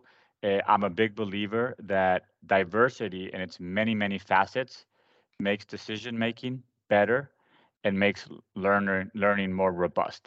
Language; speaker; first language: English; non-native, fluent; Spanish